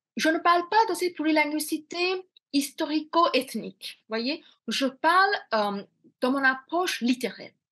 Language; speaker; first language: French; non-native, fluent; Bangla